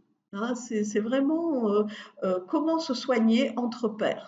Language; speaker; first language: French; native; French